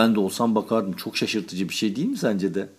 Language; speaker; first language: Turkish; native; Turkish